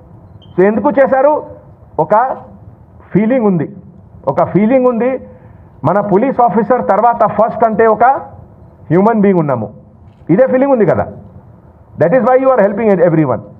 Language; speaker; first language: Telugu; non-native, local second language; Hindi